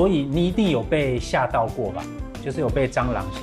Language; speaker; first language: Chinese; native; Chinese